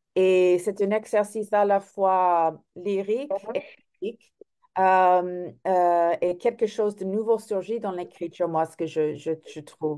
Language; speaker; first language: French; non-native, fluent; English